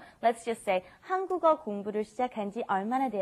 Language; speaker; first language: Korean; non-native, learner; English